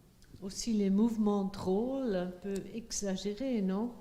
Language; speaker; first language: French; non-native, fluent; Swiss German